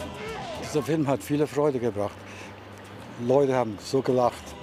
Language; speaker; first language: German; early bilingual, heritage; German